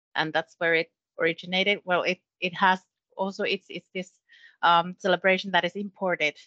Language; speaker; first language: English; non-native, fluent; Finnish